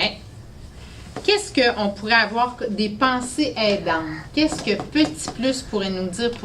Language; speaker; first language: French; native; French